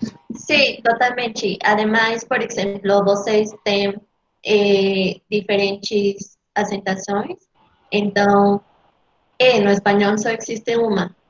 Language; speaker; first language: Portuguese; non-native, learner; Spanish